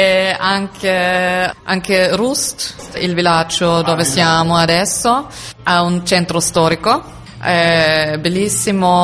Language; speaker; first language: Italian; non-native, learner; German